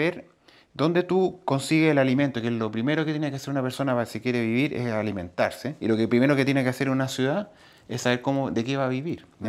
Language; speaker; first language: Spanish; native; Spanish